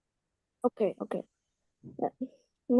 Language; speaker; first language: Spanish; native; Spanish